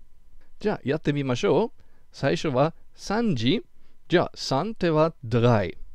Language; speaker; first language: Japanese; non-native, fluent; German